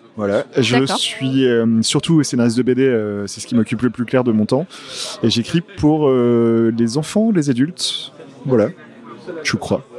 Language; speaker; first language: French; native; French